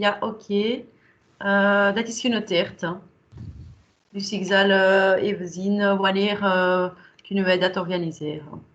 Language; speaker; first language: Dutch; non-native, local second language; French